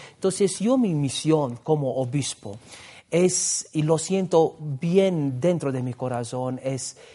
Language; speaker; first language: Spanish; non-native, fluent; Maltese